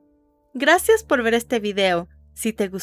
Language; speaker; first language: Spanish; native; Spanish